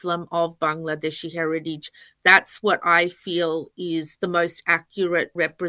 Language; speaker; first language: English; native; English